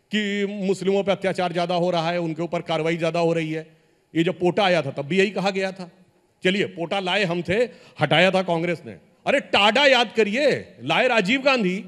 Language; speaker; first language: Hindi; native; Hindi